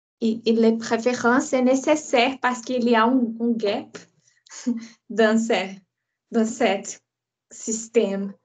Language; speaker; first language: French; non-native, learner; Portuguese